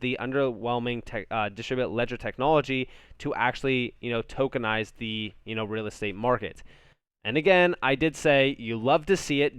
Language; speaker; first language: English; native; English